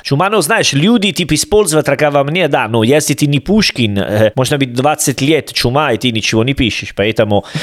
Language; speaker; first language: Russian; non-native, learner; Italian